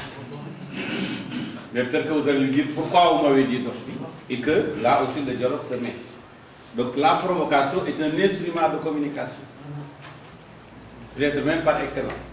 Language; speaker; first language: French; non-native, local second language; Wolof